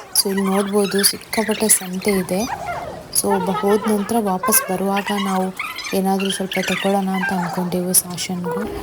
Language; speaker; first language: Kannada; non-native, local second language; Konkani